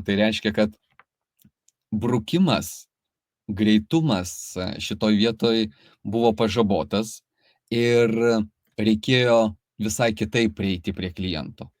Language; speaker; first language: Lithuanian; native; Lithuanian